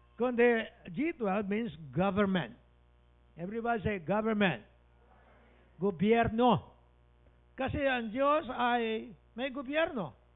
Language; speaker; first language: Filipino; native; Filipino